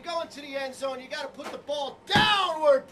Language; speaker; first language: English; native; English